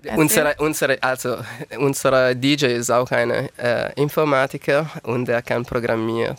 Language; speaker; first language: German; non-native, learner; Italian